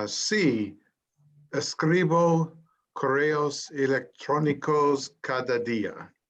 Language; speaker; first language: Spanish; non-native, learner; English